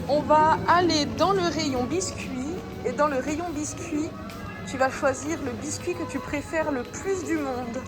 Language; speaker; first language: French; native; French